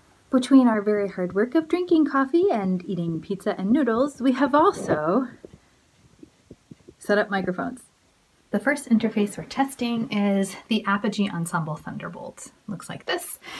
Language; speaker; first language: English; native; English